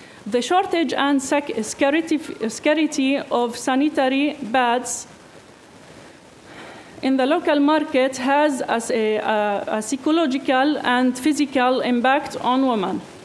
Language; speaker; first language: English; non-native, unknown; Arabic